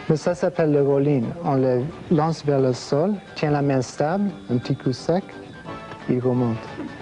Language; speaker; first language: French; non-native, fluent; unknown